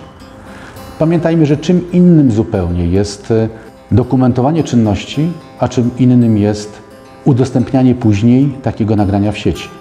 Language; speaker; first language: Polish; native; Polish